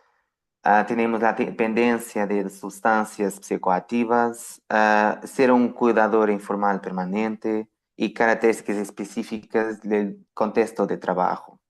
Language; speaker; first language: Spanish; non-native, fluent; Portuguese